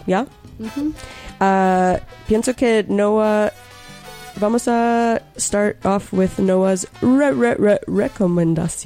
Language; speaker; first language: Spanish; non-native, learner; English